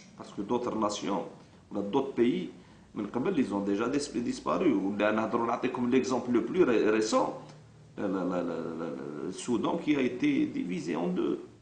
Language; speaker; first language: French; non-native, local second language; Arabic